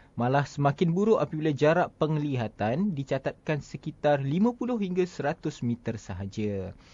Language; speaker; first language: Malay; native; Malay